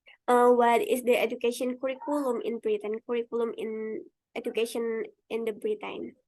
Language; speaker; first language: English; non-native, learner; Indonesian